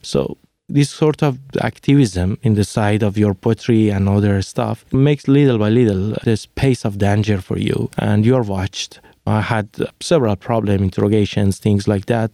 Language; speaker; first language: English; non-native, fluent; Persian